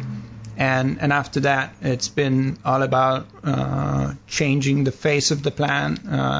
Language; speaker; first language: English; non-native, fluent; Italian